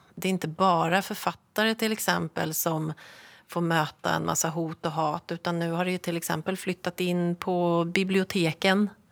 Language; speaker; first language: Swedish; native; Swedish